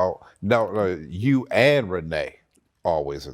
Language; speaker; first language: English; native; English